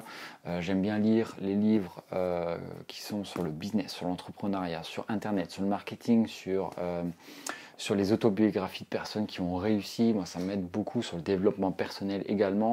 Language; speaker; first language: French; native; French